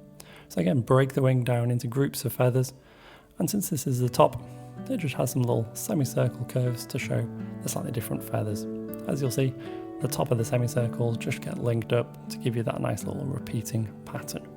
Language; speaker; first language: English; native; English